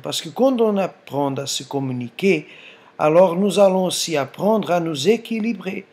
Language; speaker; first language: French; non-native, fluent; Portuguese